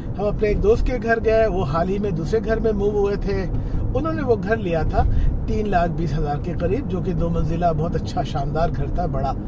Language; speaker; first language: Urdu; native; Urdu